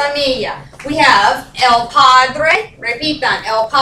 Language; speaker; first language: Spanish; non-native, fluent; English